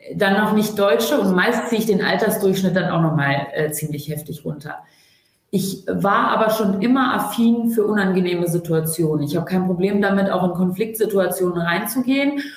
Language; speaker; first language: German; early bilingual, other home language; Turkish